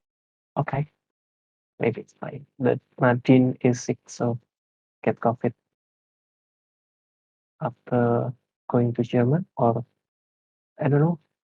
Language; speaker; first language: English; non-native, learner; Indonesian